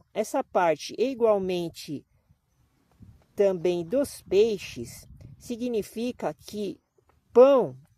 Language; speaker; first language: Portuguese; native; Portuguese